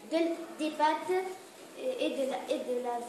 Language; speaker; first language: French; non-native, learner; Arabic